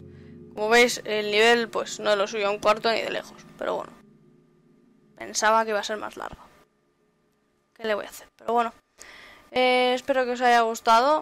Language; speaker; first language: Spanish; native; Spanish